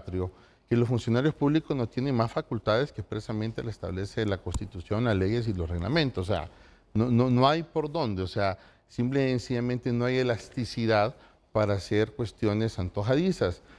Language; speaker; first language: Spanish; native; Spanish